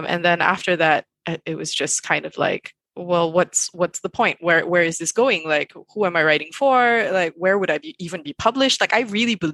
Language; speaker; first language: English; non-native, local second language; Malay